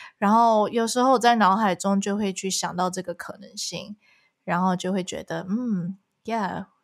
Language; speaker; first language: Chinese; early bilingual, heritage; Chinese